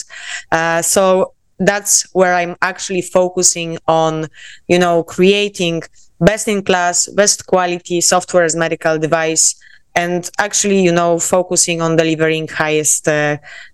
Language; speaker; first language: English; non-native, fluent; Polish